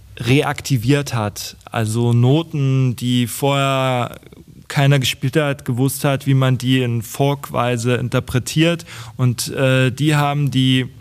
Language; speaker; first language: German; non-native, local second language; Upper Sorbian